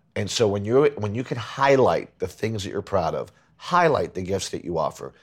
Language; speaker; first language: English; early bilingual, other home language; Spanish